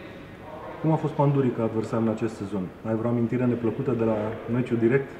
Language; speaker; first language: Romanian; native; Romanian